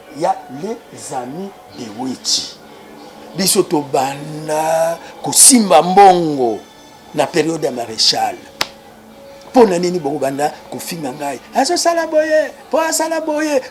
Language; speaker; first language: Lingala; native; Lingala